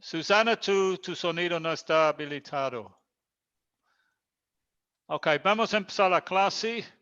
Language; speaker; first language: Spanish; non-native, fluent; English